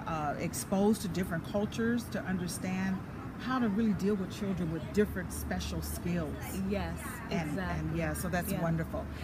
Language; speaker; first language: English; native; English